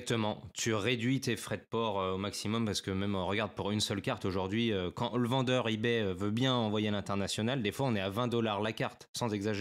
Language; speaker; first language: French; native; French